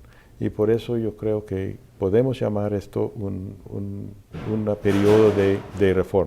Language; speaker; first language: Spanish; non-native, fluent; English